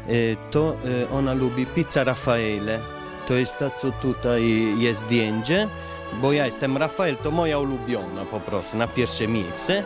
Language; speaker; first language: Polish; non-native, fluent; Italian